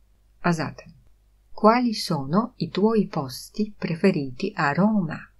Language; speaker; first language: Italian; non-native, fluent; Polish